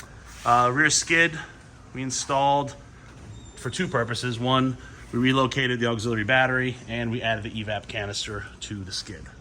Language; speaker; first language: English; native; English